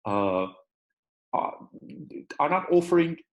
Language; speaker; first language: English; non-native, fluent; Turkish